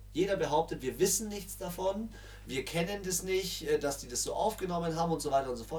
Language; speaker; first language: German; native; German